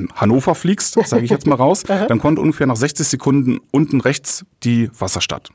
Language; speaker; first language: German; native; German